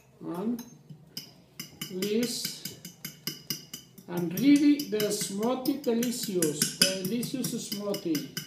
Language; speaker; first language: English; non-native, learner; Spanish